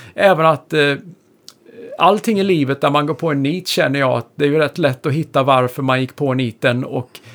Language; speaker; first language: Swedish; native; Swedish